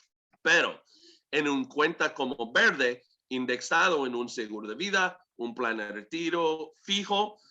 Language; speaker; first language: Spanish; early bilingual, heritage; English